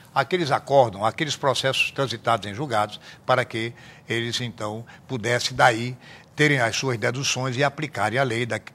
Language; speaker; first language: Portuguese; native; Portuguese